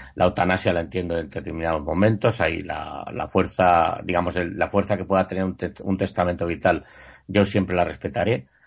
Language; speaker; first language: Spanish; native; Spanish